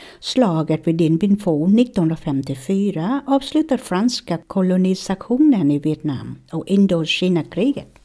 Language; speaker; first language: Swedish; non-native, fluent; Vietnamese